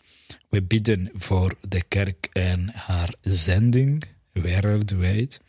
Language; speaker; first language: Dutch; non-native, fluent; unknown